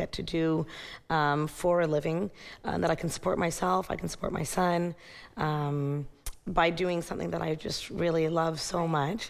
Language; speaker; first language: English; native; English